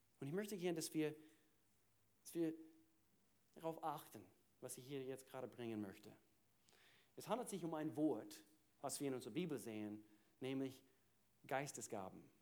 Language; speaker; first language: German; non-native, fluent; English